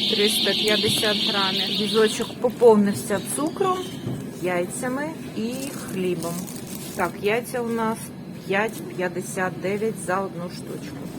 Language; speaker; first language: Ukrainian; non-native, local second language; Russian